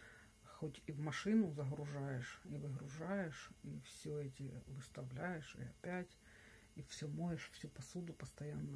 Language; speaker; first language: Russian; native; Russian